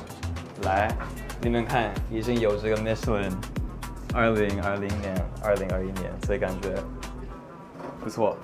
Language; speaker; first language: Chinese; non-native, fluent; English